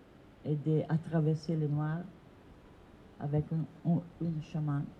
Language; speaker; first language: French; non-native, learner; Italian